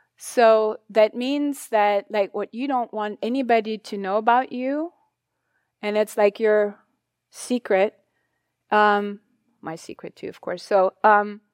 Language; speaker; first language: English; non-native, fluent; German